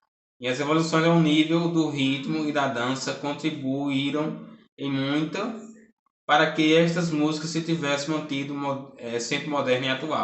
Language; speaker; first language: Portuguese; native; Portuguese